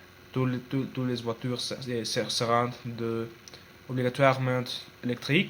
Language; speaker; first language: French; non-native, learner; Spanish